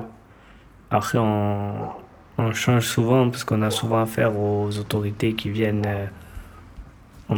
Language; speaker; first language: French; native; French